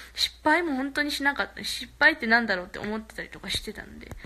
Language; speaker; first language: Japanese; early bilingual, other home language; Korean